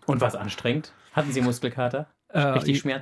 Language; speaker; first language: German; native; German